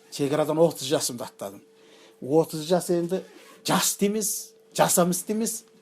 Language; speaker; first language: Kazakh; early bilingual, heritage; Kazakh